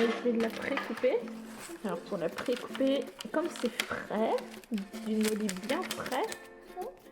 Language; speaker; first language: French; native; French